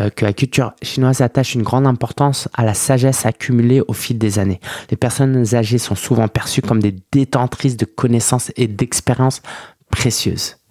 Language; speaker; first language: French; early bilingual, other home language; Chinese